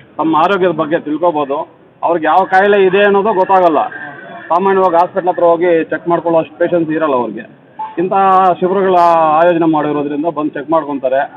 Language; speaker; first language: Kannada; native; Kannada